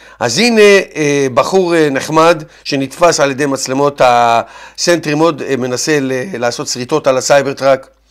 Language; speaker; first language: Hebrew; native; Hebrew